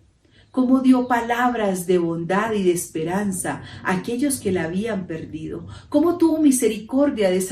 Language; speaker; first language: Spanish; native; Spanish